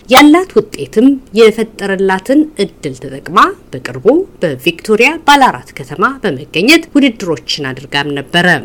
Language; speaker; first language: Amharic; native; Amharic